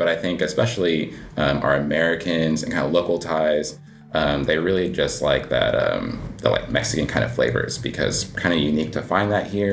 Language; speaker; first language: English; native; English